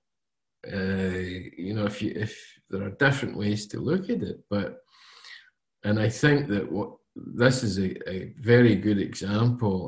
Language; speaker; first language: English; native; English